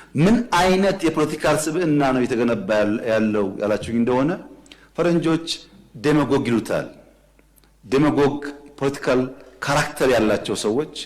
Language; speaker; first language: Amharic; non-native, local second language; Oromo